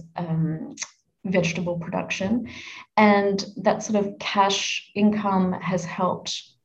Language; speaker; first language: English; native; English